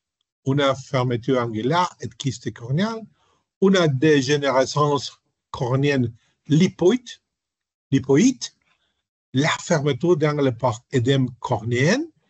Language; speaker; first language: French; non-native, learner; Spanish